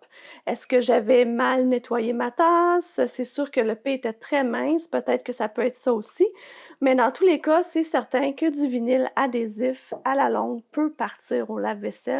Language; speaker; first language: French; native; French